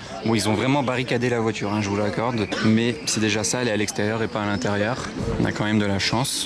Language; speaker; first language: French; native; French